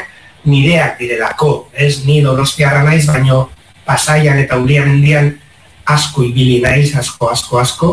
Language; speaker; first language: Basque; non-native, local second language; Spanish